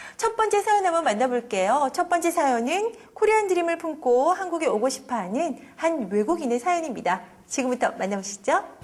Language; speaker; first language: Korean; native; Korean